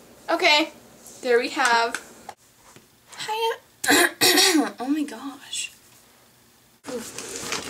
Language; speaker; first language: English; non-native, fluent; Danish